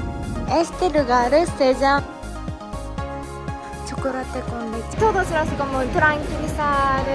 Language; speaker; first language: Spanish; non-native, learner; Japanese